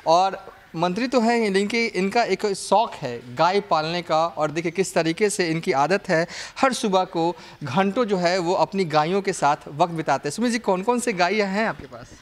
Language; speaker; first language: Hindi; native; Hindi